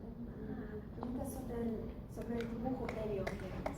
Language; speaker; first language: Spanish; non-native, learner; Russian